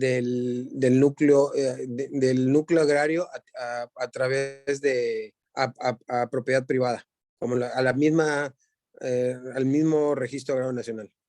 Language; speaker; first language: Spanish; native; Spanish